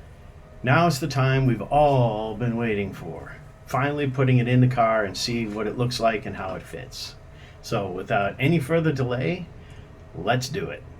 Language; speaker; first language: English; native; English